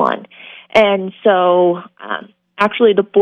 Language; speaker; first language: English; native; English